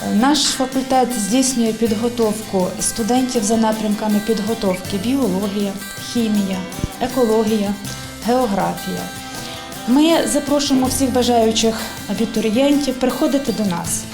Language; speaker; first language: Ukrainian; native; Ukrainian